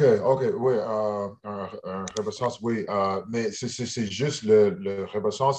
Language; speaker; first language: French; early bilingual, heritage; English